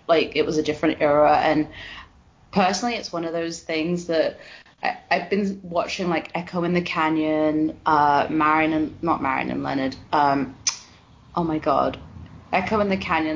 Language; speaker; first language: English; native; English